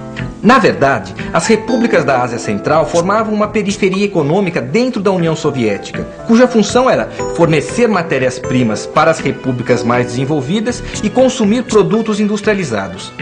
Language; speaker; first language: Portuguese; native; Portuguese